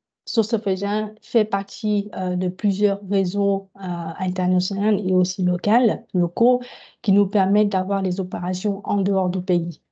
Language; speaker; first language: French; non-native, fluent; Vietnamese